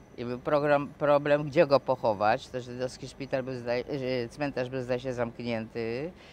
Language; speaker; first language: Polish; native; Polish